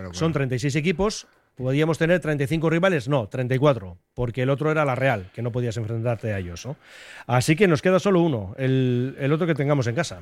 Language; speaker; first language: Spanish; native; Spanish